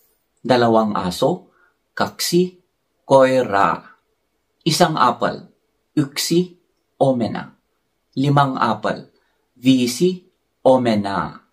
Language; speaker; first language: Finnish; non-native, learner; Filipino